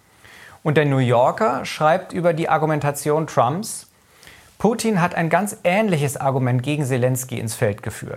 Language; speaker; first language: German; native; German